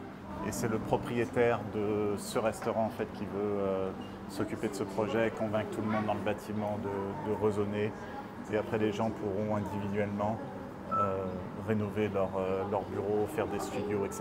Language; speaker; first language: French; native; French